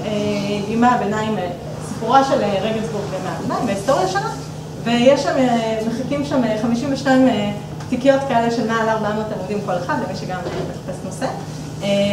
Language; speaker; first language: Hebrew; native; Hebrew